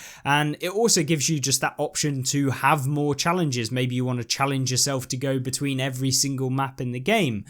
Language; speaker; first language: English; native; English